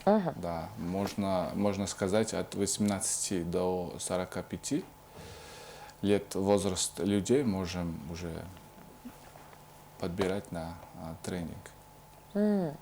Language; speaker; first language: Russian; non-native, fluent; Mongolian